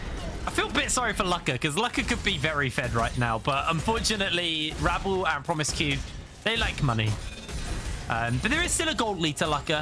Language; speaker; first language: English; native; English